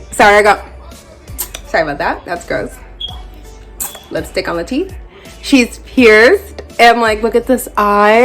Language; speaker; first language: English; native; English